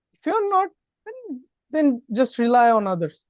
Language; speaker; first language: English; non-native, fluent; Bangla